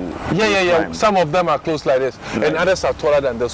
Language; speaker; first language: English; non-native, local second language; Akan